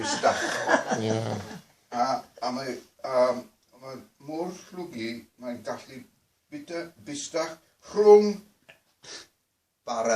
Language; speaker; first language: Welsh; non-native, fluent; English